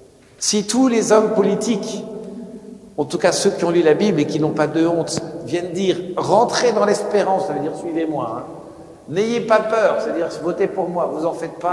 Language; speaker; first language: French; native; French